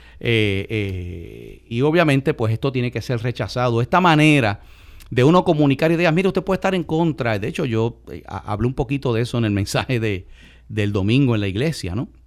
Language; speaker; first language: Spanish; native; Spanish